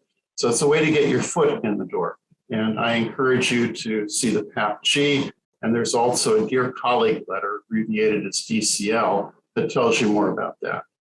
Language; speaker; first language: English; native; English